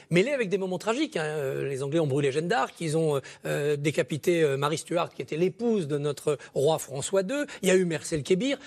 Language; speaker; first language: French; native; French